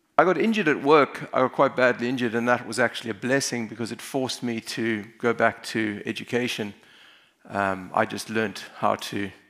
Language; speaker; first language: English; native; English